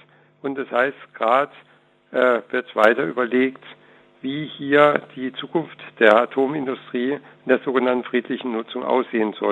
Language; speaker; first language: German; native; German